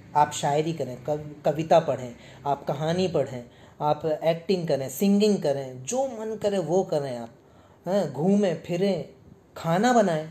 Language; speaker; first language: Hindi; native; Hindi